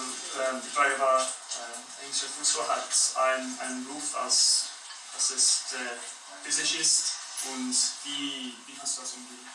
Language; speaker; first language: German; non-native, fluent; English